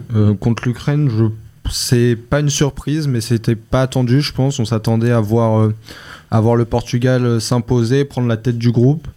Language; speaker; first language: French; native; French